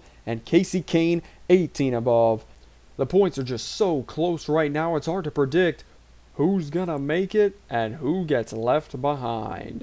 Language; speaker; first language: English; native; English